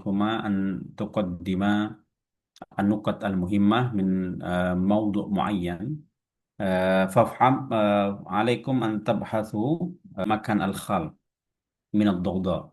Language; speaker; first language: Arabic; non-native, fluent; Indonesian